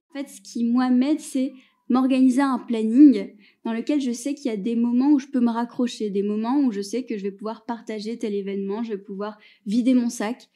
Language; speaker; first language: French; native; French